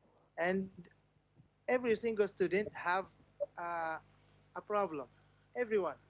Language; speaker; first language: English; non-native, learner; Malay